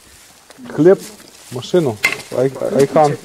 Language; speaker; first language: Russian; native; Russian